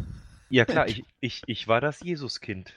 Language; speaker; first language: German; native; German